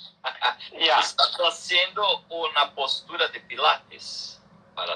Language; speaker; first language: Spanish; non-native, learner; Portuguese